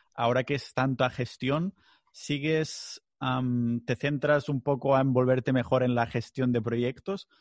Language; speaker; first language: Spanish; non-native, local second language; Catalan